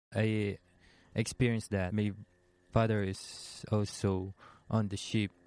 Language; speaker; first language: English; non-native, local second language; Filipino